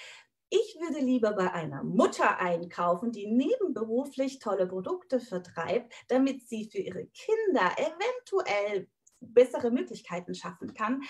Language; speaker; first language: German; native; German